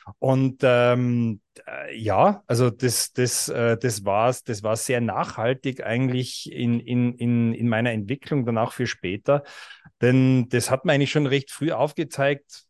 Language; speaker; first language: German; native; German